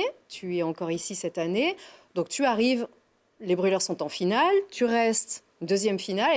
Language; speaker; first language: French; native; French